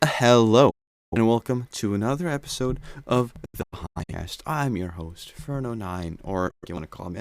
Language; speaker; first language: English; native; English